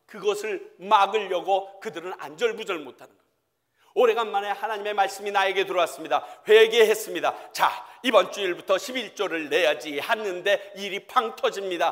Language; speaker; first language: Korean; native; Korean